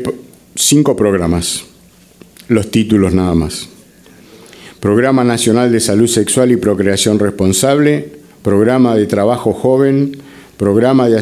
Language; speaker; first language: Spanish; native; Spanish